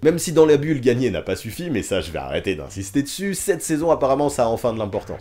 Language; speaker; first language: French; native; French